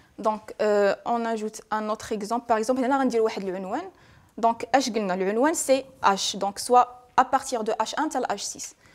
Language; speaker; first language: French; non-native, local second language; Arabic